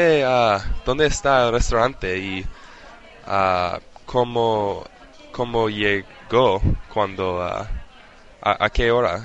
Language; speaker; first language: Spanish; non-native, learner; English